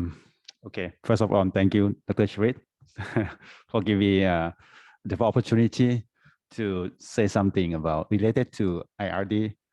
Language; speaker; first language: English; non-native, fluent; Thai